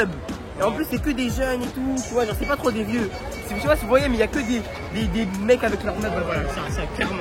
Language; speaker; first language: French; native; French